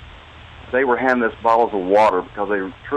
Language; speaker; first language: English; native; English